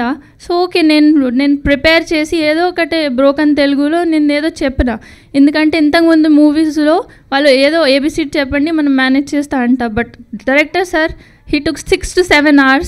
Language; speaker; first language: Telugu; non-native, learner; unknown